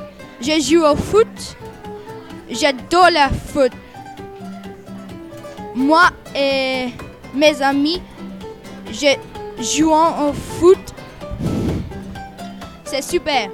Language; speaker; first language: French; non-native, learner; English